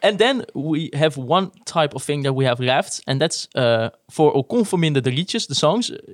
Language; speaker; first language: English; non-native, fluent; Dutch